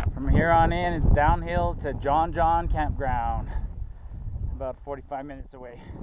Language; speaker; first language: English; non-native, local second language; French